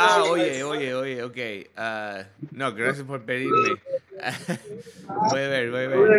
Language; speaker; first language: Spanish; non-native, learner; English